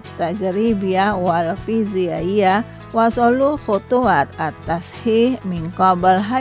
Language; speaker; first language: Arabic; non-native, fluent; Indonesian